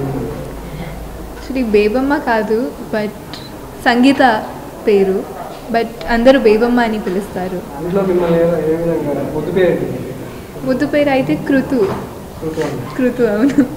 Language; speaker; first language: Telugu; non-native, fluent; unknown